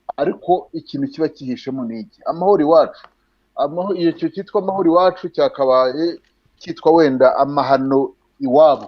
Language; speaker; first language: Kinyarwanda; native; Kinyarwanda